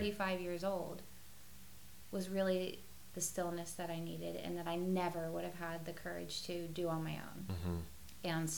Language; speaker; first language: English; native; English